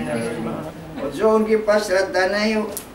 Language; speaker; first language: Hindi; non-native, learner; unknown